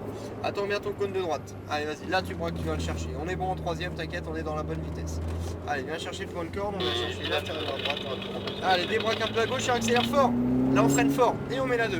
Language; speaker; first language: French; native; French